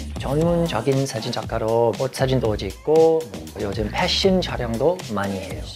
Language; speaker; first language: Korean; non-native, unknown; English